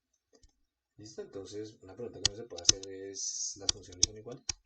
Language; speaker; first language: Spanish; native; Spanish